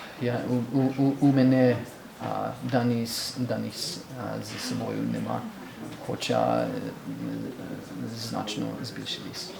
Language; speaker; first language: Ukrainian; non-native, learner; English